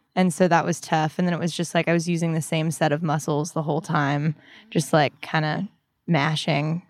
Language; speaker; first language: English; native; English